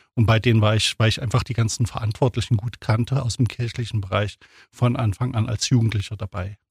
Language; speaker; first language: German; native; German